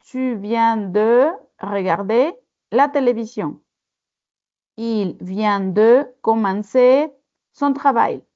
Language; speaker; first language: French; non-native, fluent; Spanish